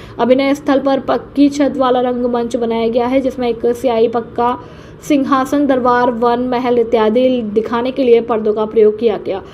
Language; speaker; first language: Hindi; native; Hindi